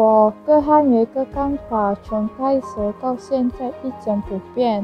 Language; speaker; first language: Chinese; non-native, learner; Indonesian